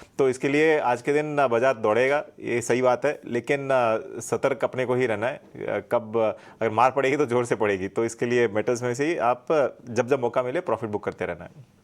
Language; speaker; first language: Hindi; non-native, local second language; Tamil